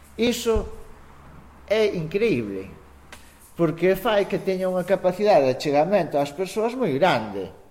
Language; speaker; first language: Galician; native; Galician